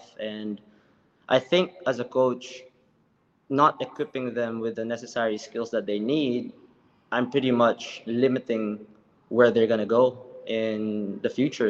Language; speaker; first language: English; non-native, local second language; Filipino